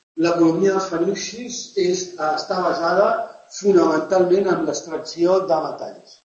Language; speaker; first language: Spanish; non-native, local second language; Catalan